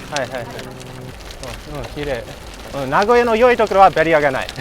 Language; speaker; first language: Japanese; non-native, fluent; English